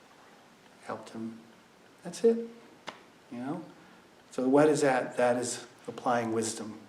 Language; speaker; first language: English; native; English